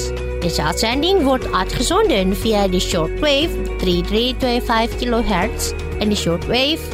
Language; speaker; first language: Dutch; non-native, fluent; Indonesian